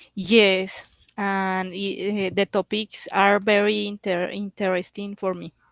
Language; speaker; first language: English; non-native, learner; Spanish